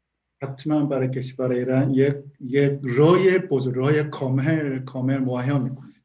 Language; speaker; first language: Persian; non-native, learner; Korean